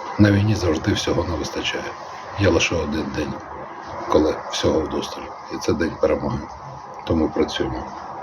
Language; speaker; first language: Ukrainian; non-native, local second language; Russian